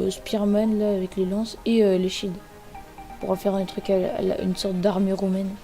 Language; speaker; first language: French; native; French